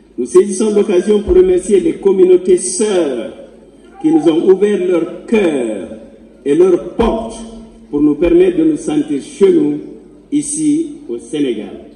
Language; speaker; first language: French; non-native, local second language; Fula